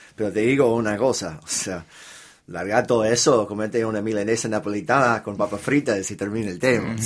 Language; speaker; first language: Spanish; non-native, fluent; English